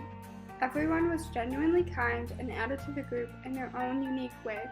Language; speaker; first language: English; native; English